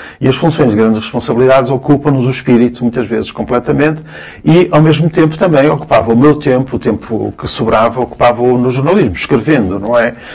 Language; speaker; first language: Portuguese; early bilingual, other home language; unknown